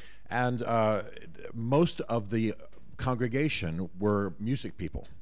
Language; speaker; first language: English; native; English